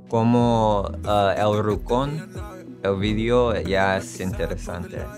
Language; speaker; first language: Spanish; non-native, learner; English